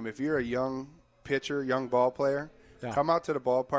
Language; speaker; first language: English; native; English